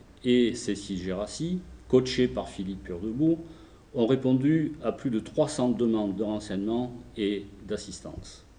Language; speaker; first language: French; native; French